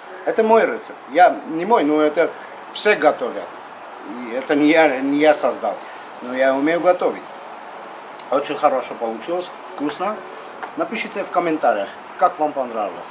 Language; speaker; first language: Russian; non-native, fluent; Armenian